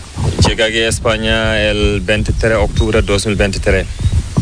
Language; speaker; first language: Spanish; non-native, learner; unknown